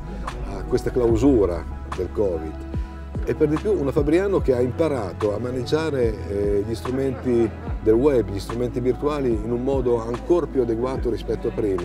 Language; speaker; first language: Italian; native; Italian